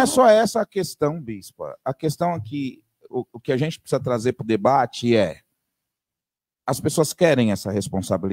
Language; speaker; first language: Portuguese; native; Portuguese